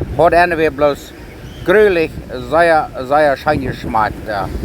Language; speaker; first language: German; non-native, learner; Plautdietsch